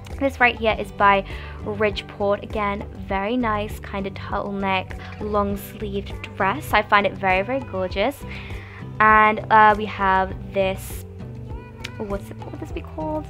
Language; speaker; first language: English; native; English